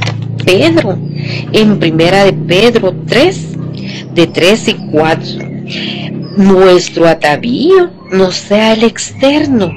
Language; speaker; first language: Spanish; native; Spanish